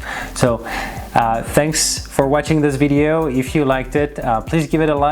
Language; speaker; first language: English; non-native, fluent; French